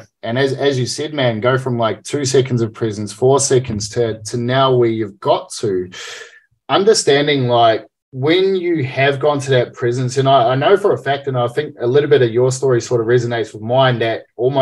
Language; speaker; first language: English; native; English